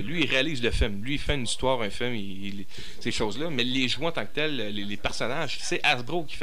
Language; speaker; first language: French; native; French